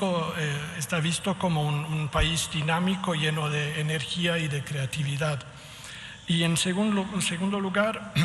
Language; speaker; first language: Spanish; non-native, fluent; Romanian